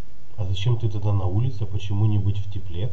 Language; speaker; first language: Russian; native; Russian